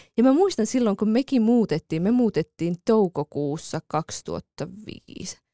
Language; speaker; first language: Finnish; early bilingual, other home language; Kurdish